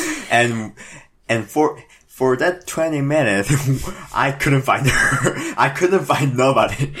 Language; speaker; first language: English; non-native, fluent; Korean